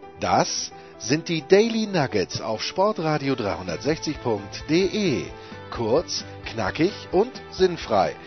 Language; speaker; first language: German; native; German